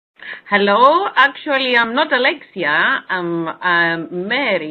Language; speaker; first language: English; non-native, learner; Greek